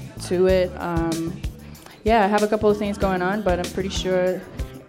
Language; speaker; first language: English; non-native, fluent; Portuguese